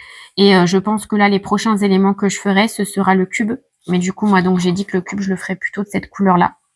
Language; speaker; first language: French; native; French